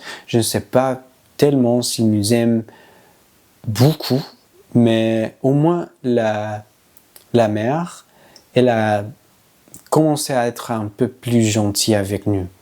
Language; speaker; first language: French; non-native, learner; English